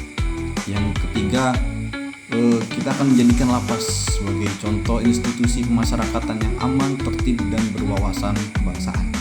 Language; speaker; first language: Indonesian; native; Indonesian